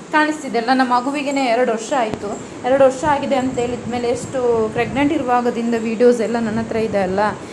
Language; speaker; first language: Kannada; non-native, local second language; Tulu